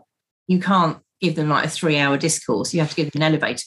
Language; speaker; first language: English; native; English